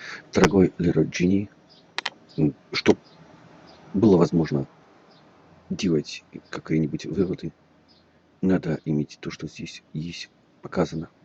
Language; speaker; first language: Russian; non-native, fluent; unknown